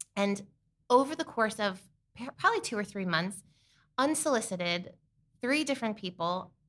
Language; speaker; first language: English; native; English